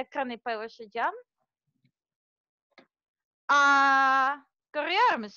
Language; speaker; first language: Turkish; non-native, learner; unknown